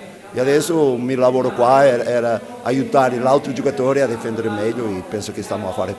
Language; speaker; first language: Italian; non-native, fluent; Portuguese